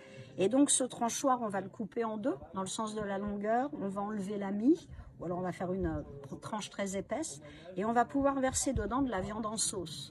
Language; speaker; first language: French; native; French